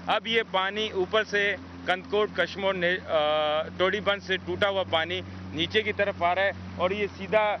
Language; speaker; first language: Urdu; native; Urdu